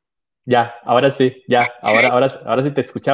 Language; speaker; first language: Spanish; native; Spanish